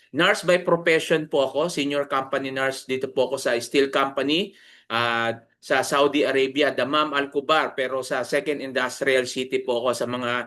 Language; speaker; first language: Filipino; native; Filipino